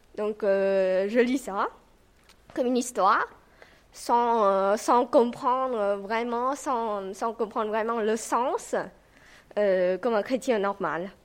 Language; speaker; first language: French; non-native, fluent; Vietnamese